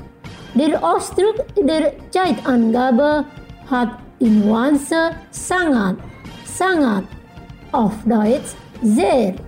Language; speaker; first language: German; non-native, fluent; Indonesian